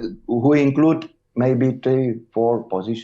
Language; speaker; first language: English; non-native, learner; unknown